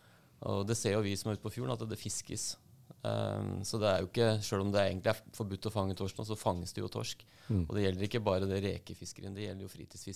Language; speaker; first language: Norwegian; native; Norwegian